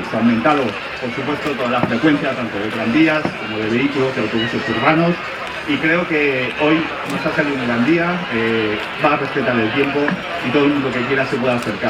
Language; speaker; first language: Spanish; native; Spanish